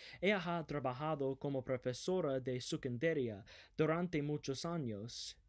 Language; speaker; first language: Spanish; non-native, learner; English